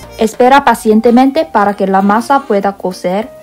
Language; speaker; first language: Spanish; non-native, learner; Korean